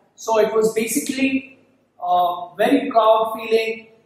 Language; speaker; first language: English; non-native, local second language; Kannada